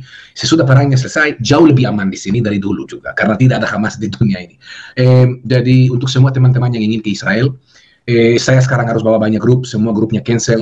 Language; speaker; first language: Indonesian; non-native, fluent; Hebrew